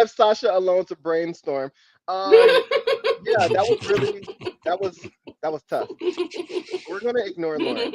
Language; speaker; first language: English; native; English